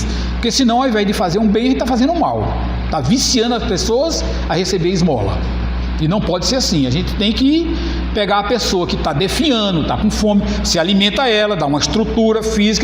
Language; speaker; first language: Portuguese; native; Portuguese